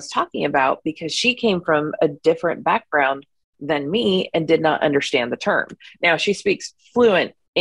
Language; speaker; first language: English; native; English